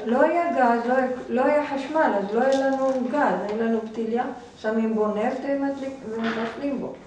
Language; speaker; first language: Hebrew; non-native, fluent; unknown